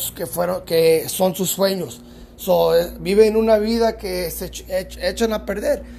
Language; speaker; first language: Spanish; early bilingual, heritage; Spanish